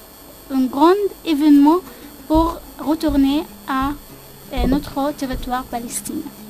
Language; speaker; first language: French; non-native, learner; Arabic